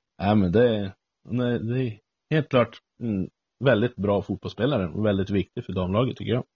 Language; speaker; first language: Swedish; native; Swedish